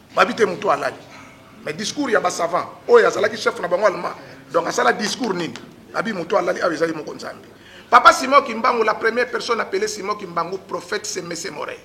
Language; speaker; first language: Lingala; non-native, local second language; Kongo